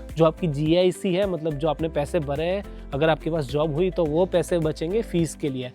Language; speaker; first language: Hindi; non-native, local second language; Gujarati